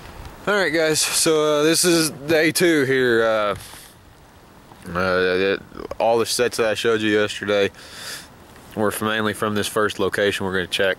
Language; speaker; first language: English; native; English